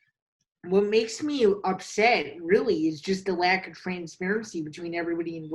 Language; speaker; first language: English; native; English